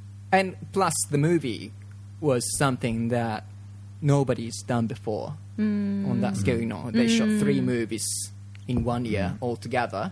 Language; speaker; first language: English; non-native, fluent; Japanese